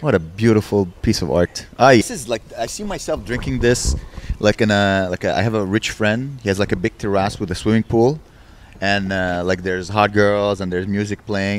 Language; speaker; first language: English; native; English